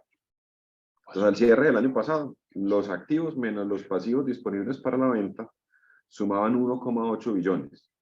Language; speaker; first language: Spanish; native; Spanish